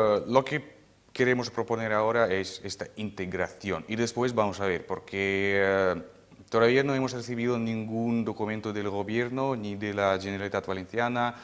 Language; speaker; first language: Spanish; non-native, fluent; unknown